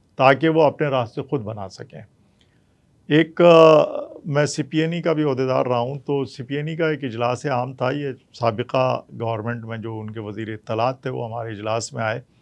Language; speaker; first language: Urdu; native; Urdu